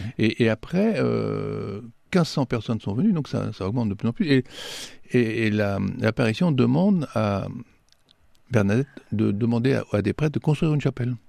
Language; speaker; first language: French; native; French